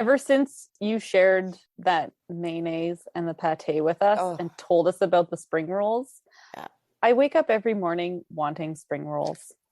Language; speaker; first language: English; native; English